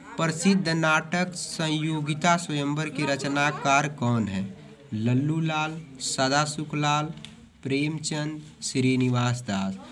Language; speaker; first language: Hindi; native; Hindi